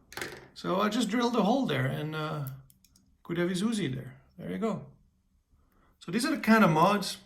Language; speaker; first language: English; native; English